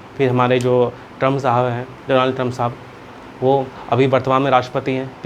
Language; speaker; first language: Hindi; native; Hindi